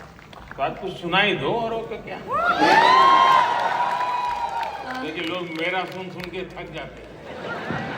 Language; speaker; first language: Hindi; native; Hindi